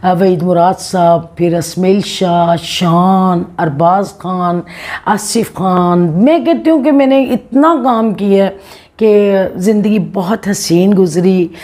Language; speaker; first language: Urdu; non-native, local second language; Punjabi